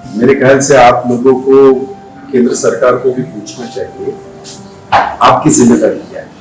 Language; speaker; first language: Hindi; non-native, local second language; Marathi